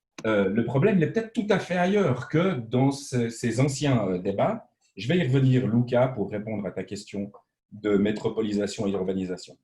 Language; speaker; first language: French; native; French